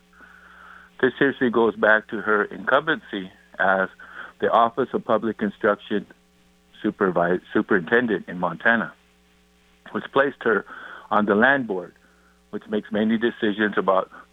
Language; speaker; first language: English; native; English